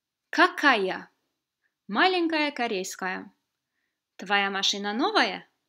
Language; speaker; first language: Russian; non-native, fluent; English